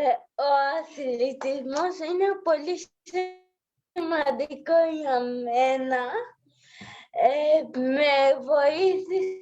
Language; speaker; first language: Greek; non-native, fluent; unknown